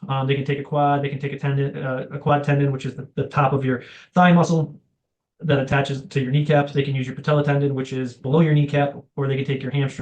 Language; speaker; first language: English; native; English